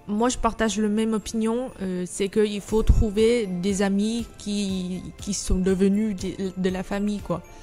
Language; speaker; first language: French; non-native, fluent; Vietnamese